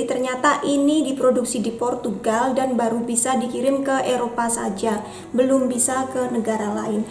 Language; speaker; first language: Indonesian; native; Indonesian